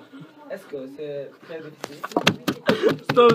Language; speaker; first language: French; non-native, learner; Arabic